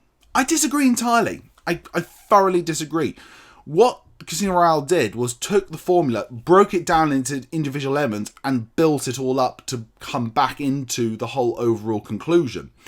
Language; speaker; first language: English; native; English